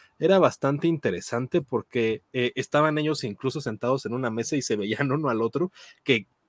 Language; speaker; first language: Spanish; native; Spanish